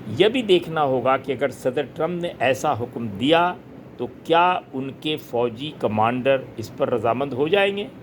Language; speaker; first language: Urdu; native; Urdu